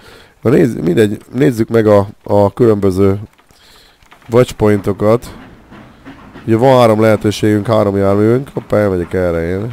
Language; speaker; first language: Hungarian; native; Hungarian